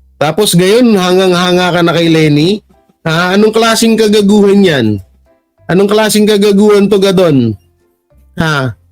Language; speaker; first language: Filipino; non-native, local second language; Hiligaynon